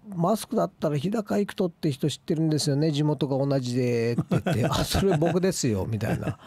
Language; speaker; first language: Japanese; native; Japanese